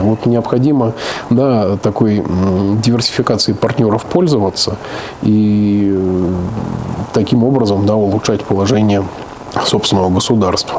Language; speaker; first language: Russian; native; Russian